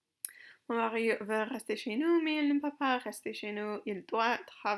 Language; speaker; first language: French; non-native, fluent; English